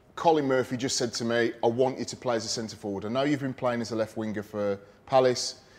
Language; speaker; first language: English; native; English